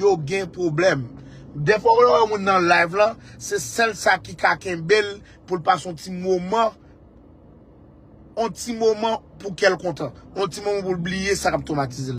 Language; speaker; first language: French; non-native, local second language; Haitian Creole